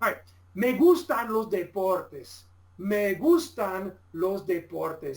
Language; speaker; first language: Spanish; non-native, fluent; English